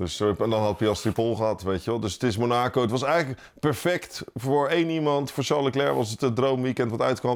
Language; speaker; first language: Dutch; native; Dutch